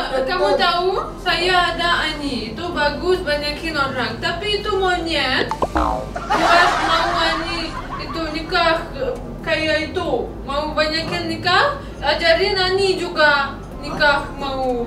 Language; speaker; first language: Indonesian; non-native, learner; Russian